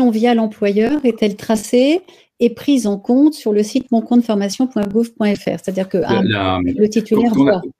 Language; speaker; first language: French; native; French